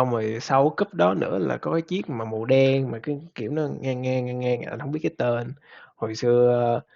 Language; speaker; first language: Vietnamese; native; Vietnamese